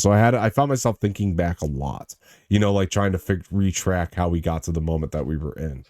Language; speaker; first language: English; native; English